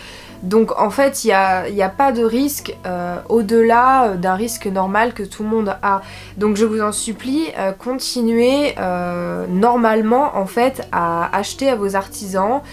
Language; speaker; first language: French; native; French